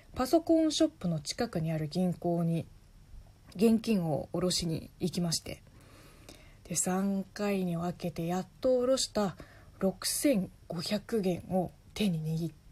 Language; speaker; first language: Japanese; non-native, fluent; Chinese